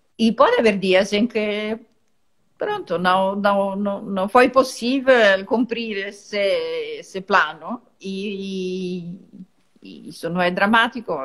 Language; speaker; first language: Portuguese; non-native, fluent; Italian